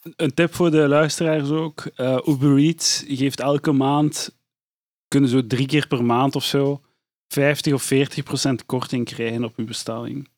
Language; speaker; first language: Dutch; native; Dutch